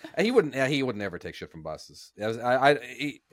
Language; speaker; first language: English; native; English